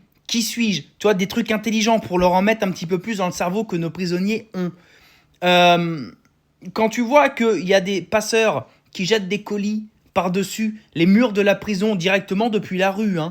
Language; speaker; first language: French; native; French